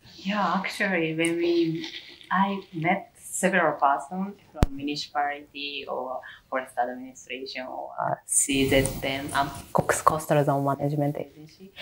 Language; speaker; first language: English; non-native, learner; Japanese